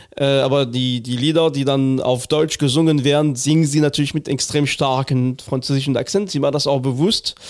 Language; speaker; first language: German; non-native, fluent; French